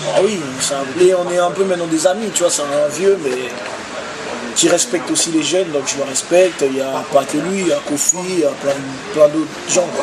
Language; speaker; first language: French; early bilingual, other home language; Lingala